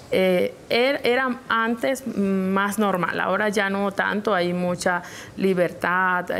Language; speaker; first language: Spanish; non-native, local second language; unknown